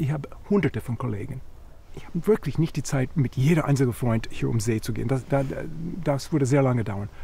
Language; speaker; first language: German; non-native, fluent; Croatian